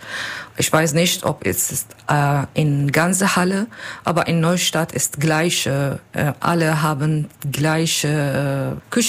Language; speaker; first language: German; non-native, learner; Turkish